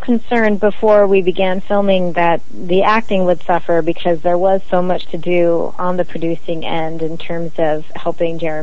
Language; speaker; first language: English; native; English